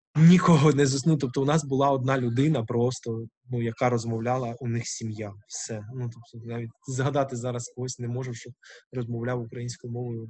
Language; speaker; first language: Ukrainian; non-native, local second language; Russian